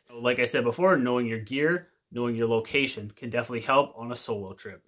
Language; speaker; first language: English; native; English